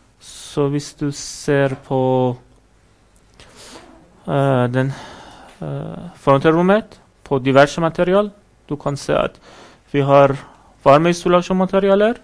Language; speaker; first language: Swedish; non-native, fluent; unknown